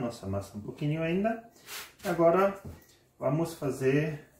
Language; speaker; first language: Portuguese; non-native, fluent; German